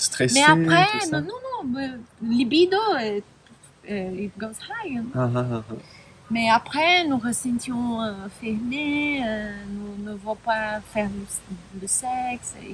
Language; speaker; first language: French; non-native, learner; Spanish